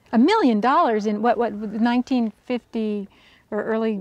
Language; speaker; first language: English; native; English